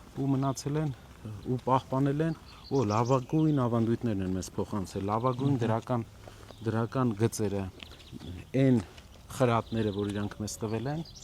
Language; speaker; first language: Armenian; native; Armenian